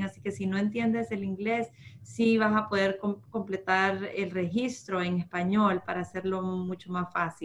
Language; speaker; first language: Spanish; early bilingual, heritage; Spanish